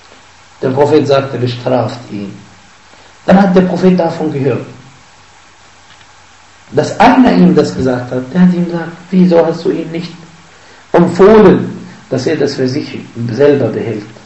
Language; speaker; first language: German; non-native, fluent; Arabic